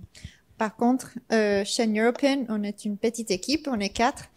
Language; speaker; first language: French; non-native, fluent; English